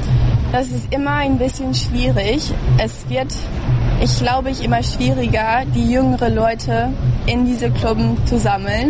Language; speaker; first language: German; early bilingual, heritage; German